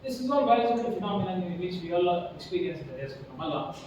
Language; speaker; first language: English; non-native, local second language; Kannada